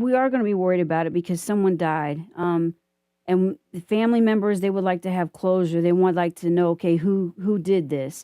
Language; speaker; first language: English; native; English